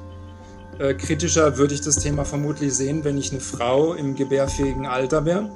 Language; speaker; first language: German; native; German